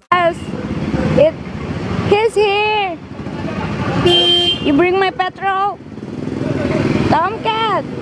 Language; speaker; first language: English; non-native, fluent; Indonesian